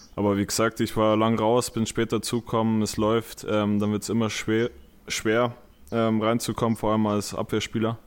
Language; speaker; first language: German; native; German